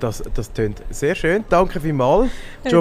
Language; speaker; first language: German; native; German